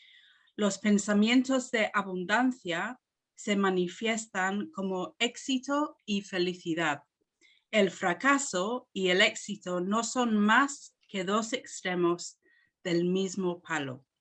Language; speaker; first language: Spanish; non-native, fluent; English